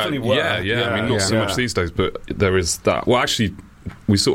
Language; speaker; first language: English; native; English